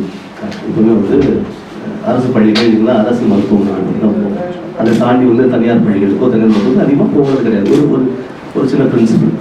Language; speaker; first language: Tamil; native; Tamil